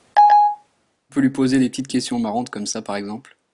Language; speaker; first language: French; native; French